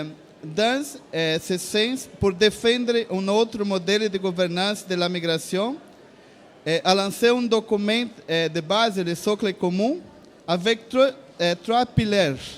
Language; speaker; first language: French; non-native, learner; Portuguese